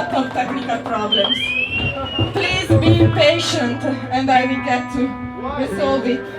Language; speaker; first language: English; non-native, fluent; Italian